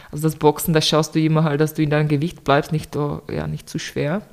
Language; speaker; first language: German; non-native, fluent; Czech